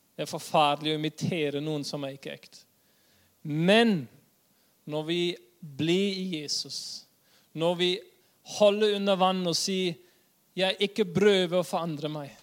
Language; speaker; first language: Norwegian; non-native, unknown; German